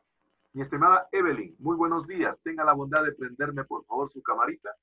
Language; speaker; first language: Spanish; native; Spanish